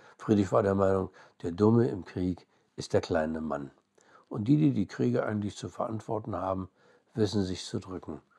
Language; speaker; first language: German; early bilingual, other home language; English